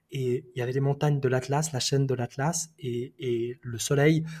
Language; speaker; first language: French; native; French